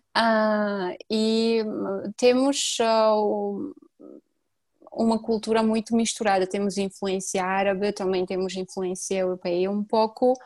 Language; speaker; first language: Portuguese; non-native, fluent; Georgian